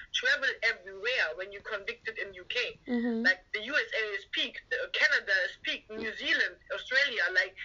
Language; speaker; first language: English; non-native, fluent; German